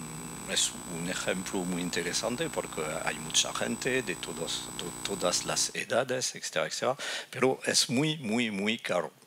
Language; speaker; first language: Spanish; non-native, fluent; French